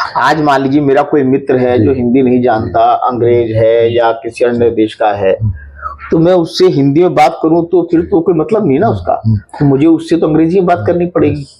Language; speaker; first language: Hindi; native; Hindi